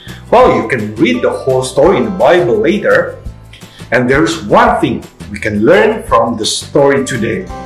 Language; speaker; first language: English; non-native, fluent; Indonesian